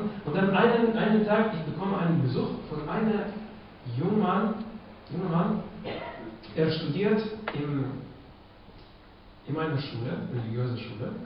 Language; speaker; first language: German; non-native, fluent; Russian